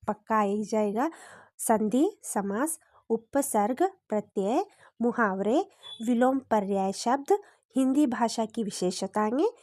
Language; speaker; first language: Hindi; non-native, local second language; Kannada